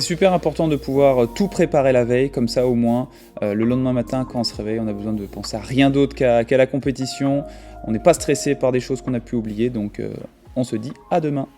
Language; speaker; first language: French; native; French